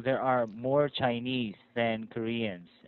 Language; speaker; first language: English; non-native, fluent; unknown